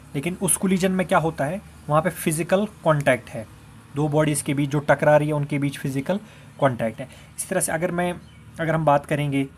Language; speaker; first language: Hindi; non-native, local second language; Kashmiri